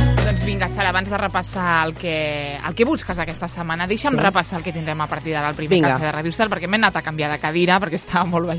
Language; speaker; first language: Catalan; native; Catalan